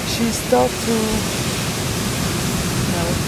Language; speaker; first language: English; non-native, fluent; French